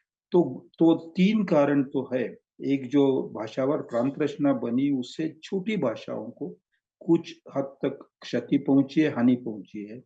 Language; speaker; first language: Hindi; non-native, local second language; Marathi